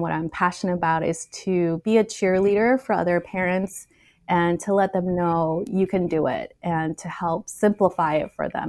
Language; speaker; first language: English; native; English